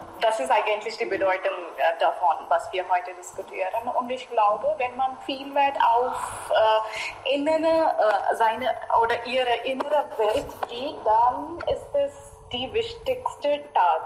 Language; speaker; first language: German; non-native, learner; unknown